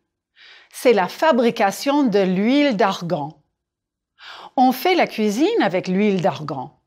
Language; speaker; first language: French; non-native, fluent; English